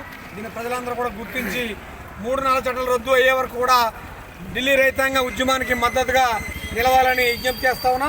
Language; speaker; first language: Telugu; native; Telugu